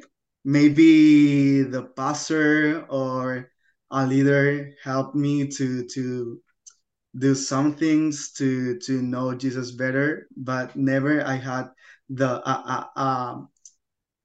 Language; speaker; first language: English; non-native, fluent; Spanish